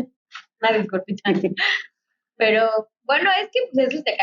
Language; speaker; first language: Spanish; native; Spanish